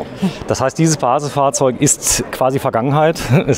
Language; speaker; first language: German; native; German